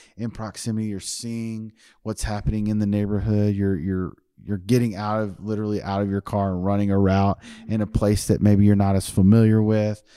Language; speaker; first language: English; native; English